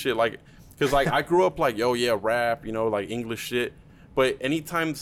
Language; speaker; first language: English; early bilingual, other home language; Spanish